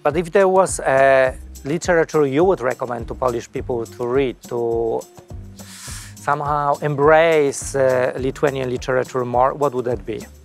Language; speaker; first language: English; non-native, fluent; Polish